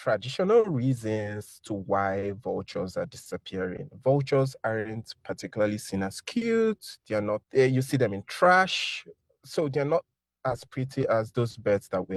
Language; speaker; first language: English; non-native, local second language; Igbo